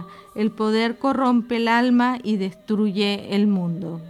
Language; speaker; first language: Spanish; native; Spanish